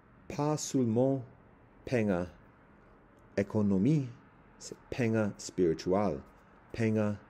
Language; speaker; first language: French; non-native, learner; English